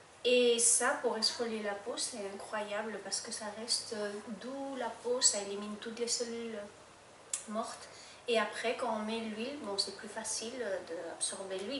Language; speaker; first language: French; non-native, fluent; Spanish